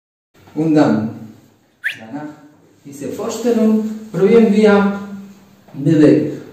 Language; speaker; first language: German; non-native, learner; Spanish